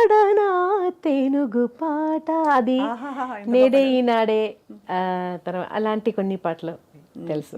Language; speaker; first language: Telugu; non-native, local second language; Malayalam